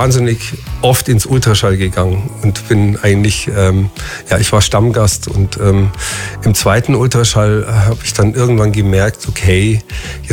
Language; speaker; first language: German; native; German